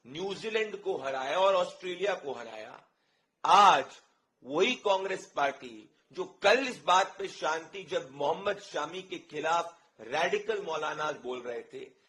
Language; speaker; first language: Hindi; native; Hindi